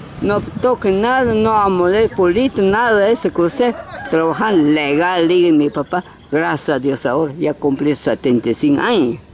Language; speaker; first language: Spanish; non-native, local second language; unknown